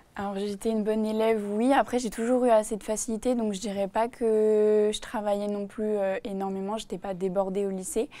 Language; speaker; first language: French; native; French